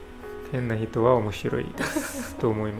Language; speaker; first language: Japanese; non-native, learner; English